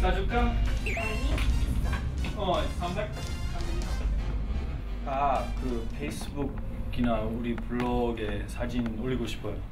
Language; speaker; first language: Korean; non-native, learner; English